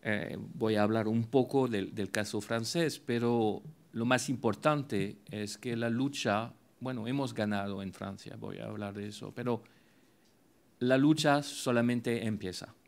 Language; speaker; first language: Spanish; non-native, fluent; French